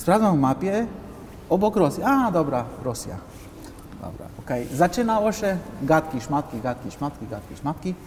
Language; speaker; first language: Polish; non-native, fluent; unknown